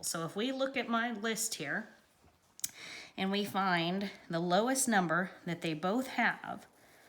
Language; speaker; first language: English; native; English